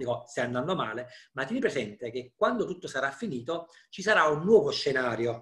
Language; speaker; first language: Italian; native; Italian